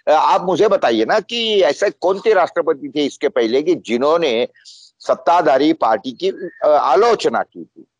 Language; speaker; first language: Hindi; non-native, local second language; Marathi